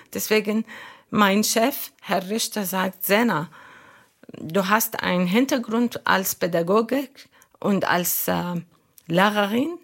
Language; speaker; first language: German; non-native, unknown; Arabic